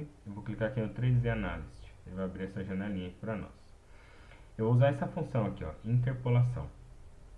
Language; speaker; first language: Portuguese; native; Portuguese